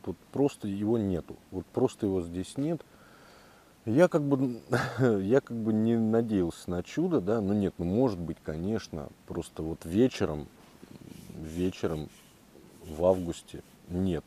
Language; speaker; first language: Russian; native; Russian